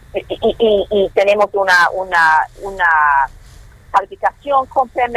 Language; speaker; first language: Spanish; non-native, fluent; English